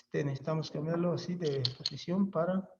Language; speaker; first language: Spanish; native; Spanish